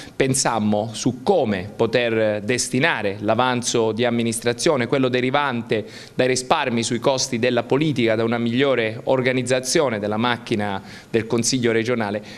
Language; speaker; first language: Italian; native; Italian